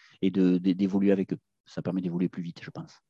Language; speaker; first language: French; native; French